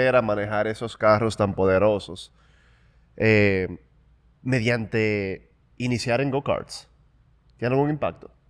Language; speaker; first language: Spanish; native; Spanish